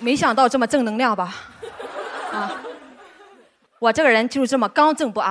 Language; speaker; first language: Chinese; native; Chinese